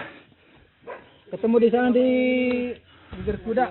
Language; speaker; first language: Indonesian; non-native, local second language; Sundanese